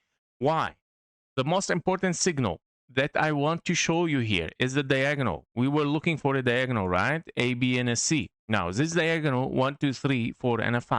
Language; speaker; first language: English; non-native, fluent; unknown